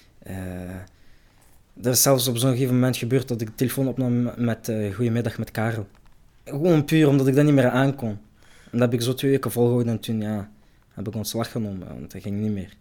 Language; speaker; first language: Dutch; early bilingual, other home language; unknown